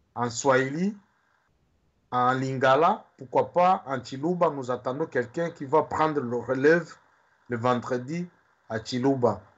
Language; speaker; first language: French; non-native, local second language; Swahili